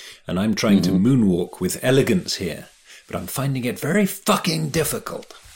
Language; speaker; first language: English; native; English